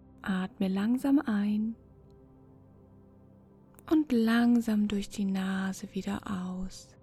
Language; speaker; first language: German; native; German